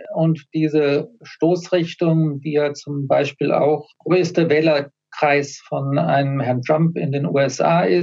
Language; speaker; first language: German; native; German